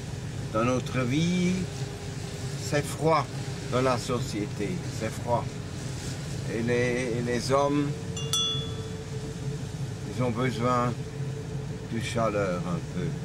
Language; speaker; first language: French; non-native, local second language; German